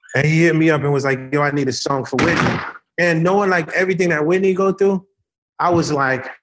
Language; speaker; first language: English; early bilingual, other home language; Haitian Creole